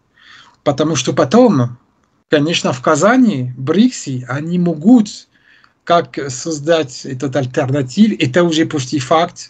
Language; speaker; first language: Russian; non-native, fluent; French